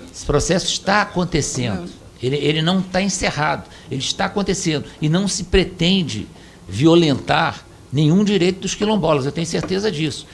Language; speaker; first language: Portuguese; native; Portuguese